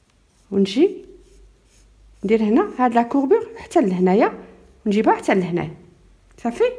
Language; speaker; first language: Arabic; native; Arabic